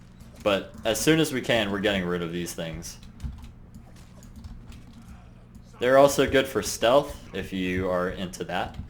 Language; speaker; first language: English; native; English